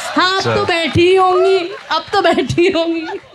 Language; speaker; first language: Hindi; native; Hindi